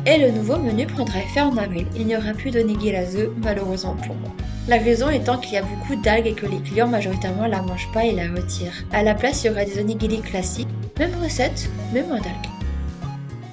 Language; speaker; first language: French; native; French